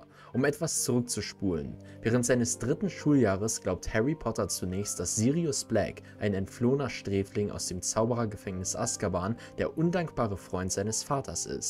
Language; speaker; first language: German; native; German